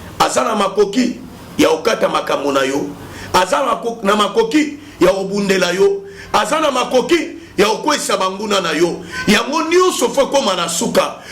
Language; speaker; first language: Lingala; native; Lingala